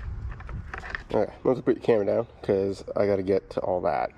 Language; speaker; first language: English; native; English